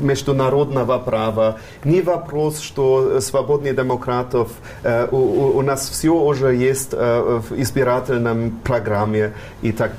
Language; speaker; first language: Russian; non-native, fluent; German